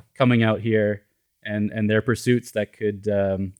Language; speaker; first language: English; native; English